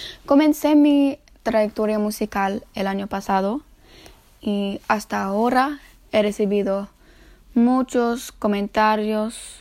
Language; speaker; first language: Spanish; non-native, fluent; English